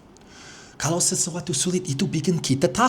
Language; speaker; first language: Indonesian; non-native, fluent; English